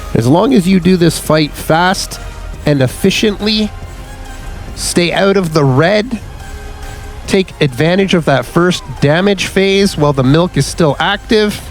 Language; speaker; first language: English; native; English